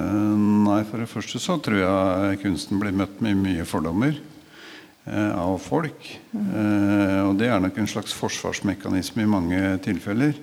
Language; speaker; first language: Norwegian; native; Norwegian